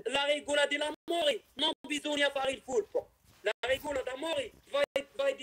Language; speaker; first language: Italian; non-native, learner; Arabic